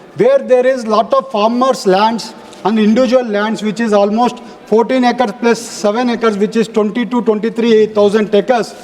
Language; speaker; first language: English; non-native, local second language; Telugu